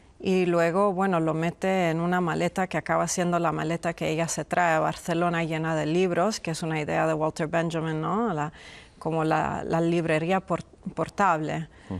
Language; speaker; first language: Spanish; non-native, fluent; Persian